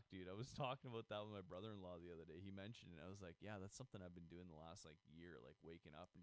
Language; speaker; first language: English; native; English